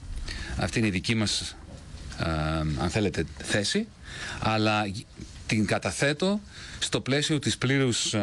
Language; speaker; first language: Greek; native; Greek